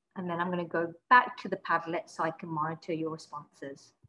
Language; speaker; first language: English; native; English